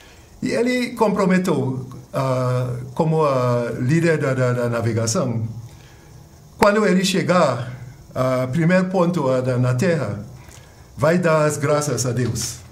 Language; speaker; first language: Portuguese; non-native, fluent; English